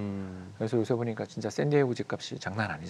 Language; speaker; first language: Korean; native; Korean